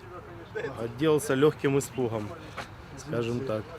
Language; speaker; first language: Russian; native; Russian